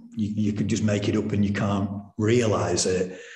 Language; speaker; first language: English; native; English